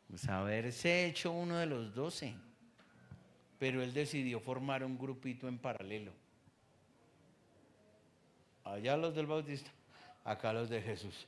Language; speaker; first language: Spanish; native; Spanish